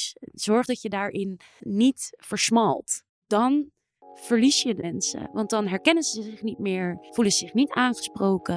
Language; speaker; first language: Dutch; native; Dutch